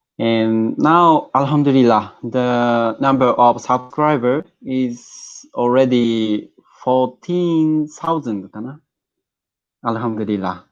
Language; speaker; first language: English; non-native, learner; Japanese